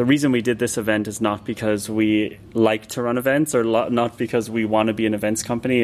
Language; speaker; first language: English; native; English